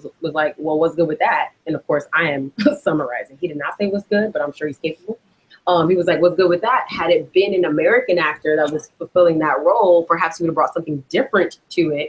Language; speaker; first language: English; early bilingual, other home language; Spanish